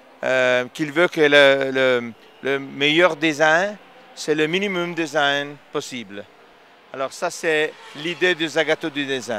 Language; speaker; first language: French; non-native, fluent; Italian